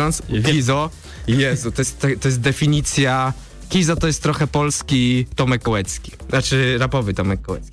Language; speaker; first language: Polish; native; Polish